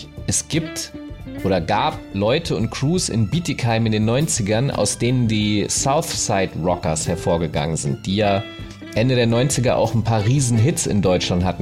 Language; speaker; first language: German; native; German